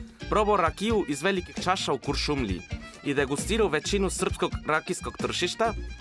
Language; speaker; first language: Croatian; non-native, fluent; Spanish